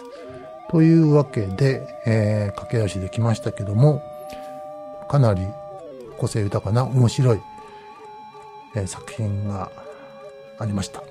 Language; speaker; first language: Japanese; native; Japanese